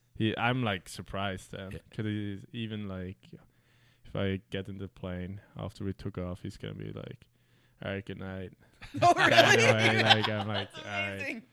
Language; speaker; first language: English; non-native, fluent; German